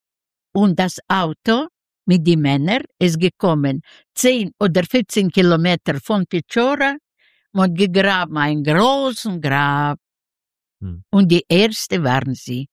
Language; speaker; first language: German; non-native, learner; Yiddish